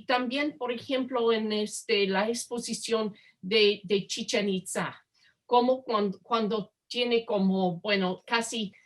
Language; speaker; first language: Spanish; non-native, fluent; English